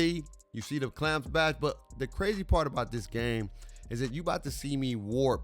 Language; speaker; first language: English; native; English